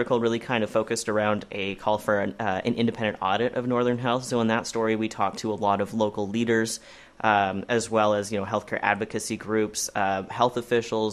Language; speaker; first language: English; native; English